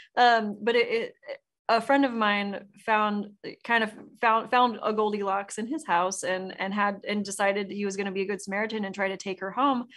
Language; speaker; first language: English; native; English